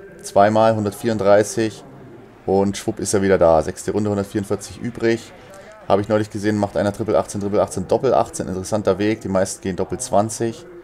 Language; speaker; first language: German; native; German